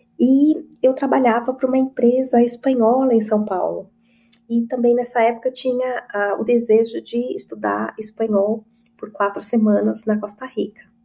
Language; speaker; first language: Portuguese; native; Portuguese